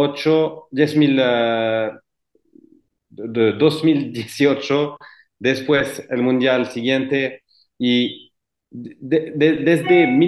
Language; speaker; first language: Spanish; non-native, fluent; French